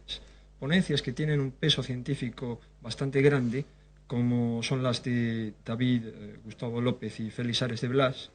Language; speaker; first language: Spanish; native; Spanish